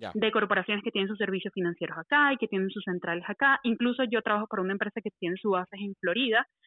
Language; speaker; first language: Spanish; native; Spanish